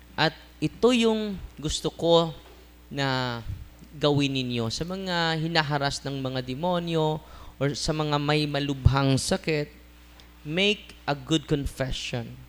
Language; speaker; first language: Filipino; non-native, local second language; Cebuano